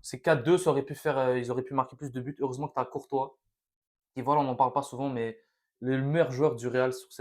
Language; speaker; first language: French; native; French